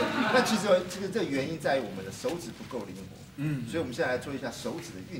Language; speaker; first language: Chinese; native; Chinese